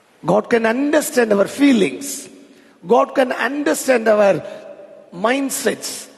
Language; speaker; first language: English; non-native, local second language; Tamil